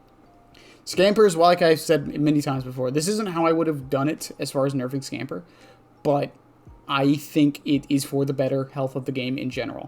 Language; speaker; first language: English; native; English